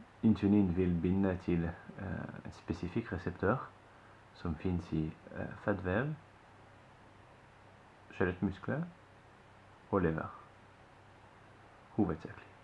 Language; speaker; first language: Norwegian; non-native, fluent; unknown